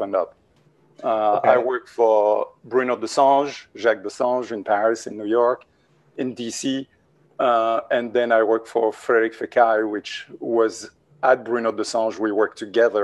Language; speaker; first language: English; non-native, fluent; French